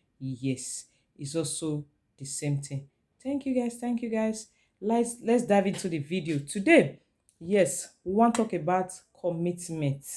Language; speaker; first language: Nigerian Pidgin; non-native, local second language; Esan